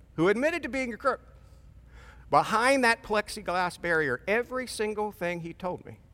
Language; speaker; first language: English; native; English